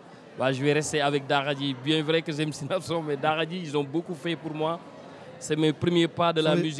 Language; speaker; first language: French; non-native, local second language; Wolof